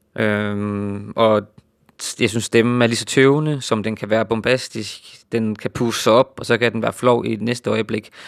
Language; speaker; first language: Danish; native; Danish